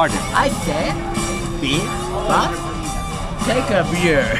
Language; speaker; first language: English; non-native, learner; Japanese